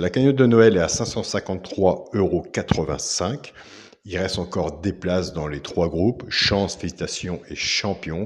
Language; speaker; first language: French; native; French